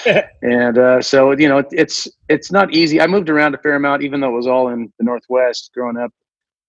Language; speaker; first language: English; native; English